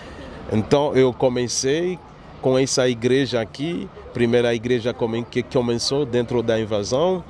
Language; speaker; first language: Portuguese; non-native, learner; Haitian Creole